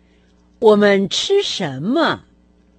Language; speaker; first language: Chinese; non-native, fluent; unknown